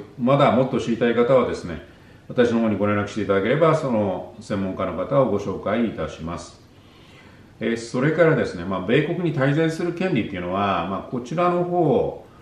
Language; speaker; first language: Japanese; native; Japanese